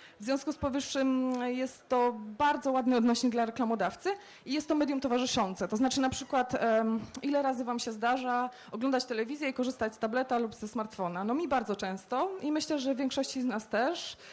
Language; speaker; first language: Polish; native; Polish